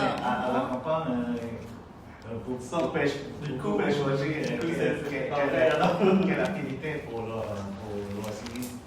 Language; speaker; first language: French; non-native, learner; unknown